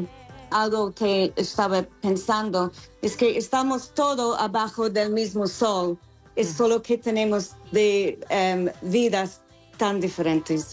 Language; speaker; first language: Spanish; non-native, fluent; English